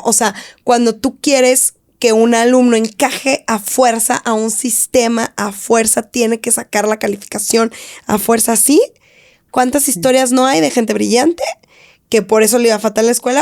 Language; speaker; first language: Spanish; native; Spanish